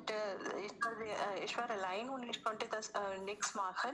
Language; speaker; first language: German; non-native, learner; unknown